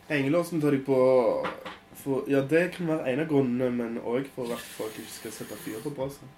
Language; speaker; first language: Norwegian; early bilingual, other home language; Polish